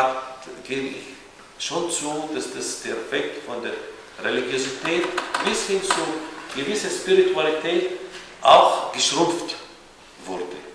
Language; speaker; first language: German; non-native, fluent; Arabic